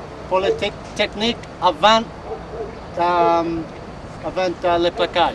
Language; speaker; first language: French; non-native, learner; English